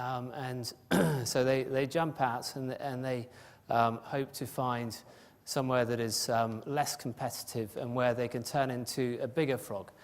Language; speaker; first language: English; native; English